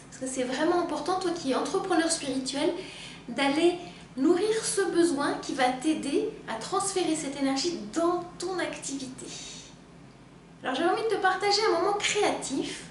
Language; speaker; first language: French; native; French